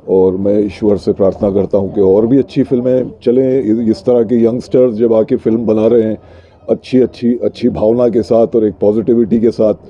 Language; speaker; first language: Hindi; native; Hindi